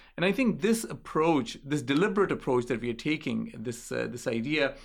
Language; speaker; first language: English; non-native, local second language; Urdu